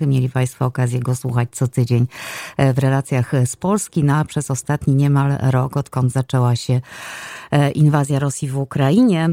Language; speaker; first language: Polish; native; Polish